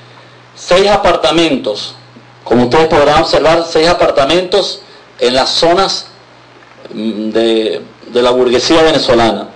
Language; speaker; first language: Spanish; native; Spanish